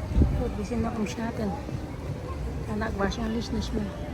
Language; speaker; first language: German; non-native, fluent; Filipino